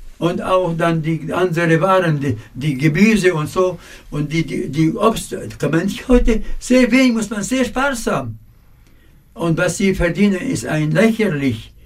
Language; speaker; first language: German; non-native, fluent; Arabic